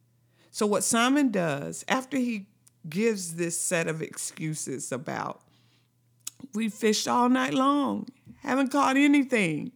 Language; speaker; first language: English; native; English